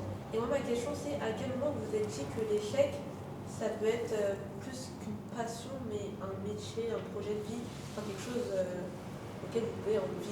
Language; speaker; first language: French; native; French